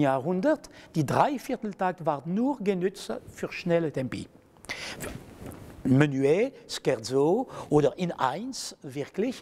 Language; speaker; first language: German; non-native, fluent; French